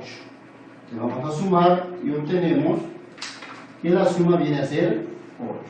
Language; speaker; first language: Spanish; native; Spanish